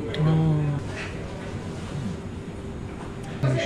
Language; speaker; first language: Japanese; non-native, fluent; Latvian